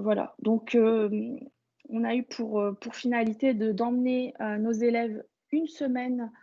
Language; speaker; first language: French; native; French